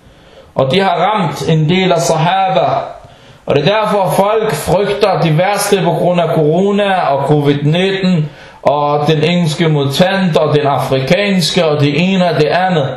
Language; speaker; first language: Danish; non-native, fluent; Arabic